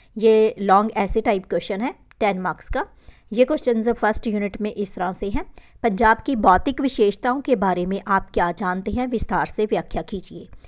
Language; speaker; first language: Hindi; non-native, local second language; Punjabi